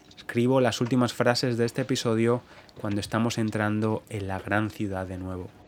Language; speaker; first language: Spanish; native; Spanish